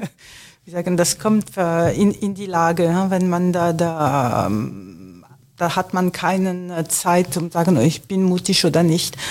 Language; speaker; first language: German; non-native, fluent; French